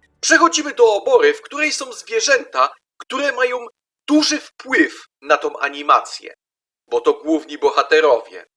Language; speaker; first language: Polish; native; Polish